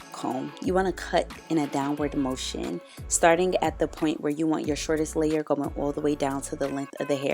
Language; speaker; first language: English; native; English